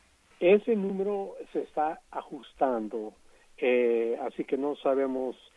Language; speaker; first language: Spanish; non-native, fluent; English